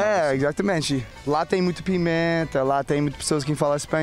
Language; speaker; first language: Portuguese; non-native, fluent; English